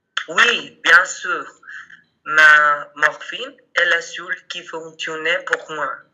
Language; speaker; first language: French; non-native, learner; Spanish